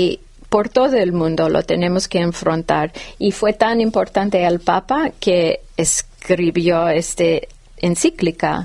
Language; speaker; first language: Spanish; non-native, fluent; English